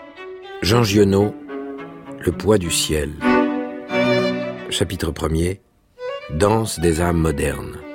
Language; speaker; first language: French; native; French